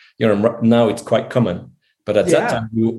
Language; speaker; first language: English; non-native, fluent; French